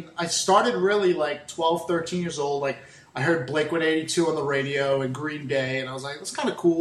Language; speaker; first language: English; native; English